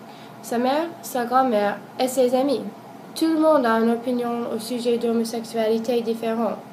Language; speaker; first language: French; non-native, learner; English